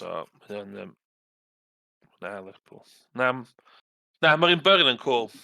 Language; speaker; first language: Welsh; native; Welsh